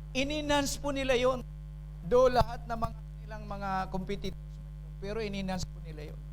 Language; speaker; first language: Filipino; non-native, local second language; Cebuano